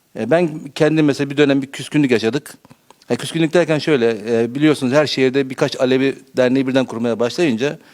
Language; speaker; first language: Turkish; native; Turkish